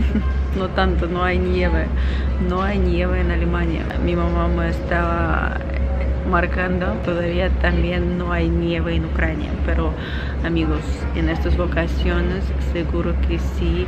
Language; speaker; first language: Spanish; non-native, learner; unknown